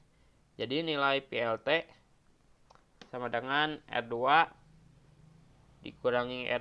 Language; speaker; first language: Indonesian; native; Indonesian